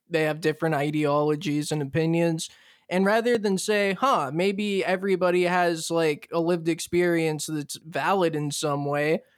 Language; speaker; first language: English; native; English